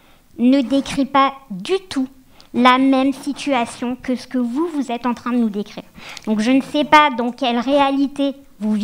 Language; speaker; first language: French; native; French